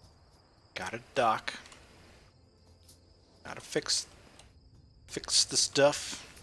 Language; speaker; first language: English; native; English